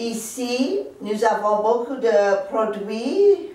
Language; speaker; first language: French; non-native, local second language; English